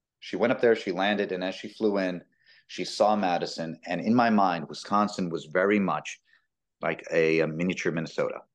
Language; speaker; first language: English; early bilingual, other home language; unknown